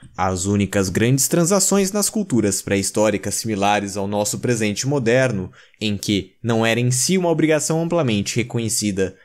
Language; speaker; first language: Portuguese; native; Portuguese